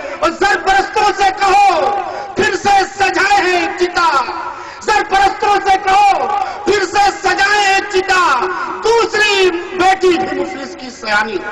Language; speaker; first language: Urdu; native; Urdu